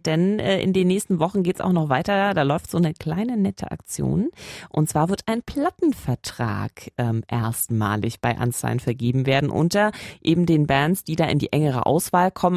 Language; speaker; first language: German; native; German